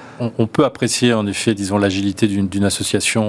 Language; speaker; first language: French; native; French